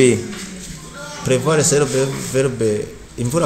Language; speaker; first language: French; non-native, learner; Rundi